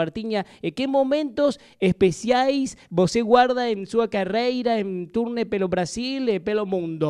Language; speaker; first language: Portuguese; non-native, learner; Spanish